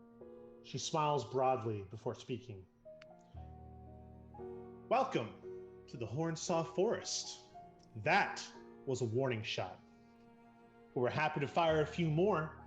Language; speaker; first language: English; native; English